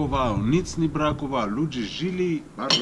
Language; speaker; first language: Polish; non-native, fluent; Armenian